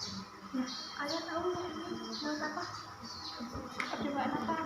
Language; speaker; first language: Indonesian; native; Indonesian